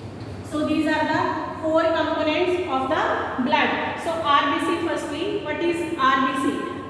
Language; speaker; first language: English; non-native, local second language; Hindi